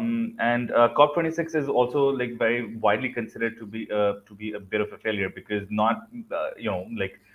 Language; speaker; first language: English; non-native, local second language; Urdu